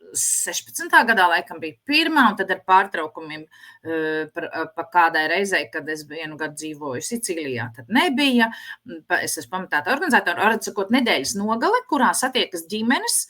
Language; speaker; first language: Latvian; native; Latvian